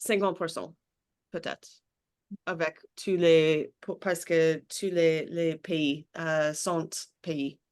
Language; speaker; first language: French; non-native, learner; English